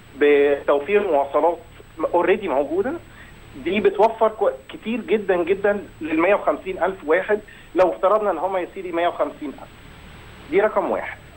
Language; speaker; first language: Egyptian Arabic; native; Egyptian Arabic